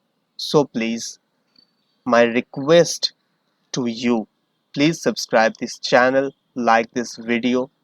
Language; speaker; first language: English; non-native, learner; Hindi